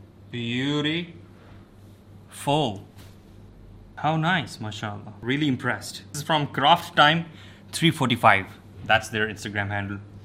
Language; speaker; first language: English; non-native, local second language; Urdu